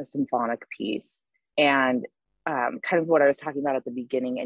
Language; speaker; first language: English; native; English